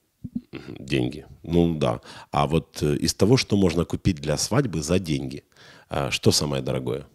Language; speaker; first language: Russian; native; Russian